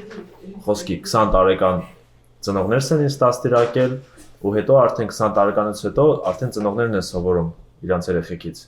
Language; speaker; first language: Armenian; early bilingual, heritage; Russian